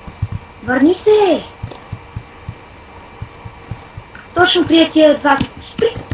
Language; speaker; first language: Bulgarian; native; Bulgarian